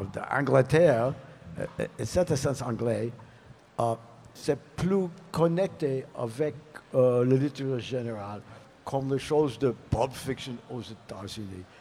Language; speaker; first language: French; non-native, learner; English